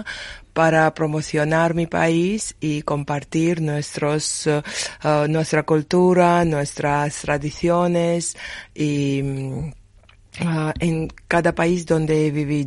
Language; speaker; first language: Spanish; non-native, learner; Georgian